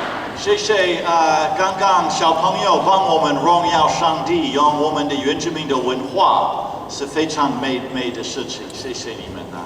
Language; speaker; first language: Chinese; non-native, fluent; English